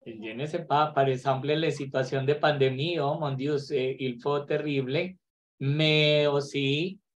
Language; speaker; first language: French; non-native, learner; Spanish